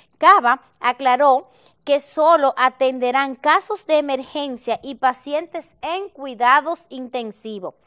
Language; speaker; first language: Spanish; native; Spanish